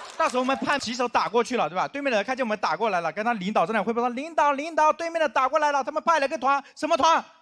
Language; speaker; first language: Chinese; non-native, local second language; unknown